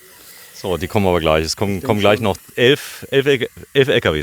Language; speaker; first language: German; native; German